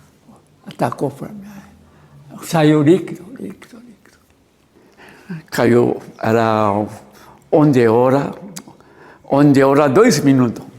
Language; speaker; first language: Portuguese; non-native, learner; Japanese